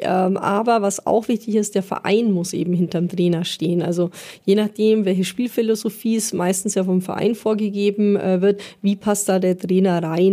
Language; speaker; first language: German; native; German